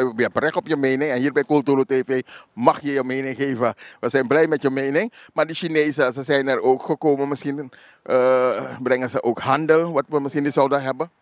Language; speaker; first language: Dutch; native; Dutch